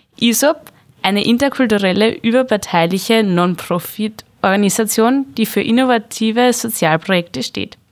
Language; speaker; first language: German; native; German